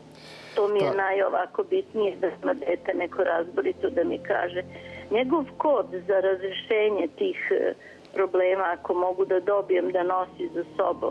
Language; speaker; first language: Serbian; native; Serbian